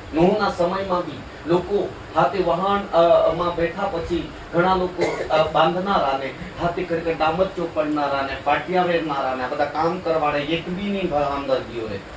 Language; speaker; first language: Gujarati; non-native, local second language; Kukna